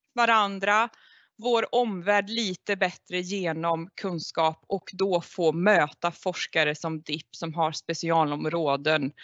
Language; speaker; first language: Swedish; native; Swedish